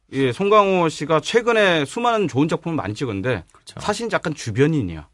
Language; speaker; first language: Korean; native; Korean